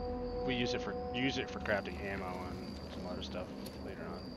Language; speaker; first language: English; native; English